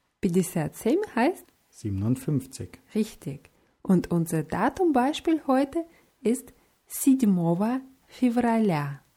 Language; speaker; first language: German; non-native, fluent; Russian